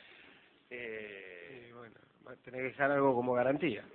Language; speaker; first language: Spanish; native; Spanish